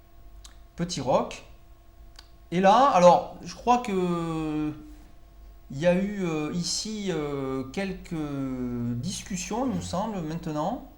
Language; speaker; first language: French; native; French